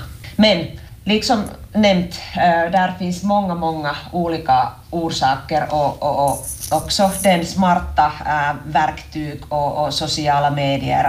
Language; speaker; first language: Swedish; non-native, local second language; Finnish